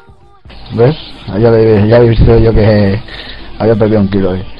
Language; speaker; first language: Spanish; native; Spanish